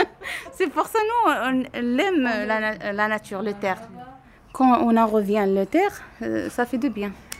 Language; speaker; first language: French; non-native, learner; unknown